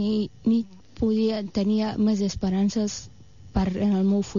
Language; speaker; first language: Catalan; non-native, fluent; Persian